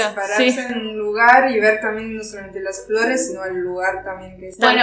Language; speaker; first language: Spanish; non-native, fluent; French